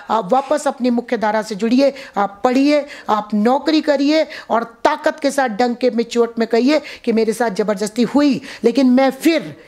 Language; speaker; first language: Hindi; native; Hindi